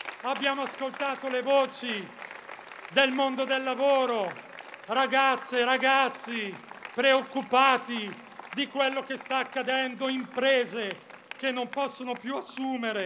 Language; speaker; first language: Italian; native; Italian